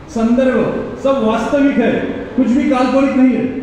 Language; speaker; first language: Hindi; non-native, local second language; Marathi